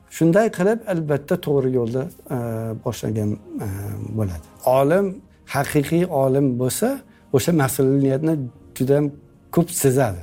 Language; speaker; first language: Uzbek; non-native, fluent; English